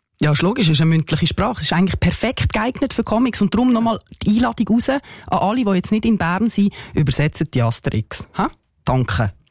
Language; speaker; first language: German; native; German